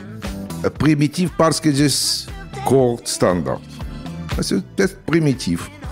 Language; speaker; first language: French; non-native, learner; Russian